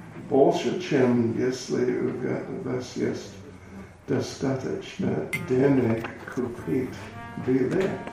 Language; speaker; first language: Russian; non-native, learner; English